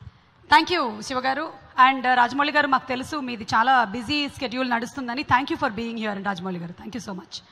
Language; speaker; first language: Telugu; native; Telugu